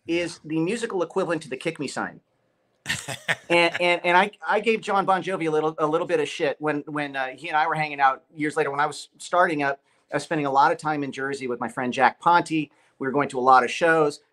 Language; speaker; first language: English; native; English